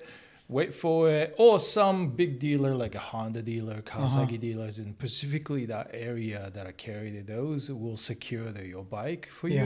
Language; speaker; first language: English; non-native, learner; Japanese